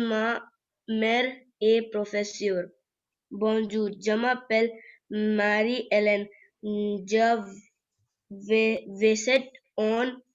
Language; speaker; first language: French; non-native, learner; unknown